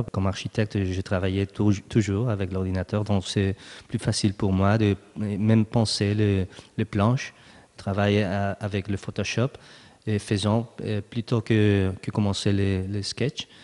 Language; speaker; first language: French; non-native, learner; Spanish